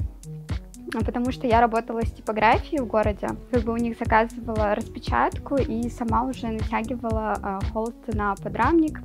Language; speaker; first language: Russian; native; Russian